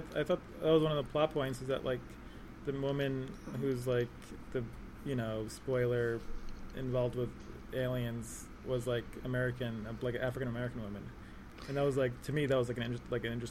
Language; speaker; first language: English; native; English